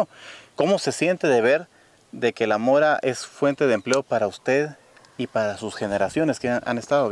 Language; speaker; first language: Spanish; native; Spanish